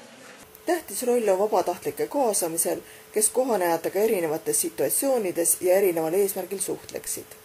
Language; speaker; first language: Estonian; native; Estonian